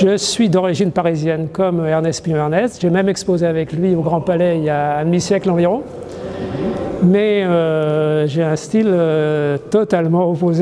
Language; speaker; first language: French; native; French